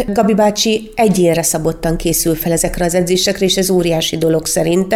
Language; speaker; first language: Hungarian; native; Hungarian